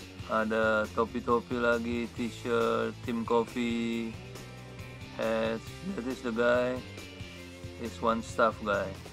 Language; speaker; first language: English; non-native, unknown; Indonesian